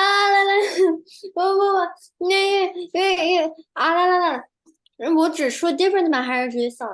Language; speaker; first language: Chinese; early bilingual, heritage; Chinese